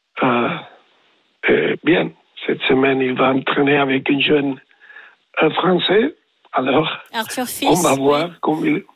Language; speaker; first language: French; non-native, learner; Spanish